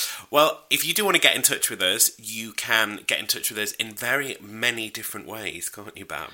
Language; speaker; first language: English; native; English